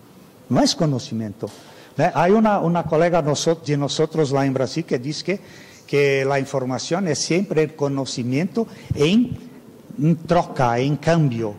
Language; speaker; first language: Spanish; non-native, fluent; Portuguese